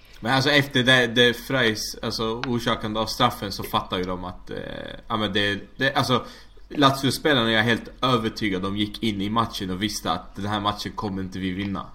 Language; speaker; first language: Swedish; early bilingual, other home language; Arabic